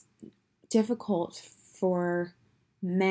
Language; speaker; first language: English; native; English